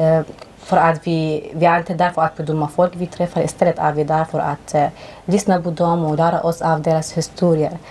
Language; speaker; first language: Swedish; non-native, fluent; Arabic